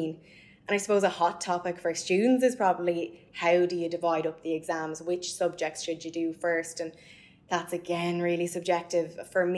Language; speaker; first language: English; native; English